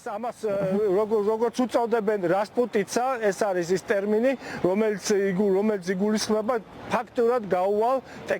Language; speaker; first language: Georgian; native; Georgian